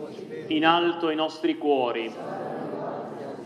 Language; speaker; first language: Italian; native; Italian